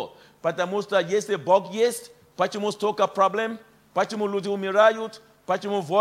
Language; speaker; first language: Russian; non-native, fluent; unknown